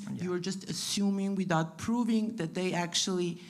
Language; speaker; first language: English; non-native, fluent; Italian